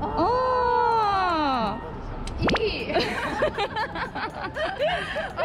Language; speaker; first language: Japanese; native; Japanese